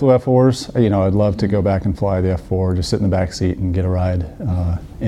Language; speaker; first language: English; native; English